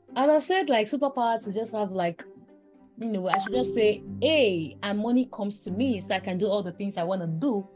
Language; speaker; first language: English; non-native, local second language; Yoruba